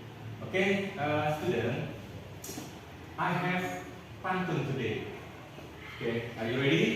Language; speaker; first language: English; non-native, learner; Indonesian